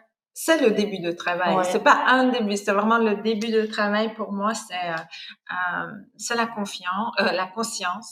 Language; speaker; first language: French; non-native, fluent; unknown